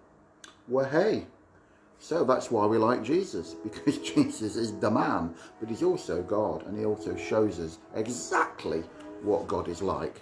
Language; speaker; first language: English; native; English